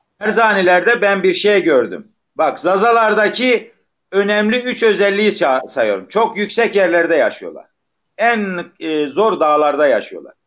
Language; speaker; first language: Turkish; non-native, local second language; Zaza